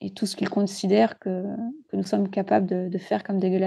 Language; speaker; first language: French; native; French